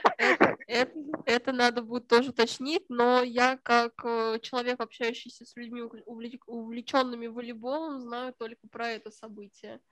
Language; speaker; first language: Russian; native; Russian